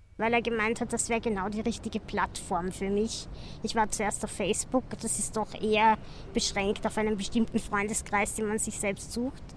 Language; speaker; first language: German; native; German